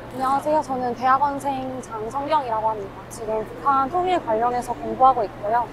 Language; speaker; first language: Korean; native; Korean